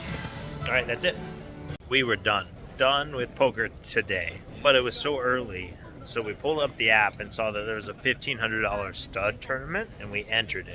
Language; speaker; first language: English; native; English